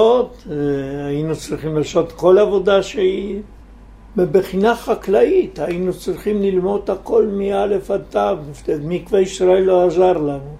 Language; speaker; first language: Hebrew; non-native, fluent; Italian